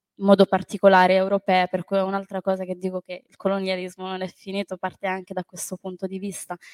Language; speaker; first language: Italian; early bilingual, other home language; Arabic